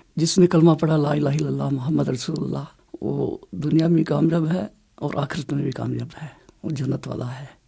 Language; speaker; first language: Urdu; non-native, local second language; Punjabi